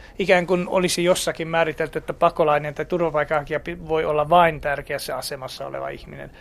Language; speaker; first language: Finnish; non-native, fluent; Hungarian